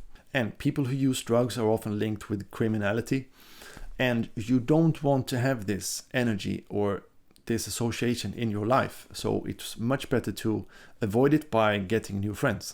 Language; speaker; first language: English; non-native, fluent; Swedish